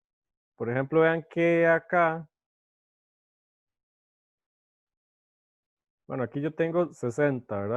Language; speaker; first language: Spanish; native; Spanish